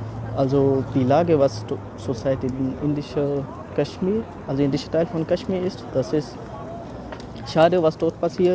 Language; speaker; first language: German; non-native, fluent; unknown